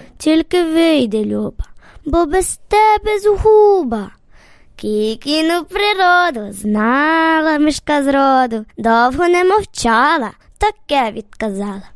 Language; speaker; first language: Ukrainian; native; Ukrainian